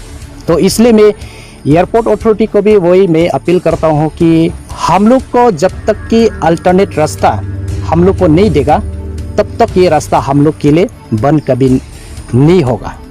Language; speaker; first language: Hindi; non-native, local second language; Karbi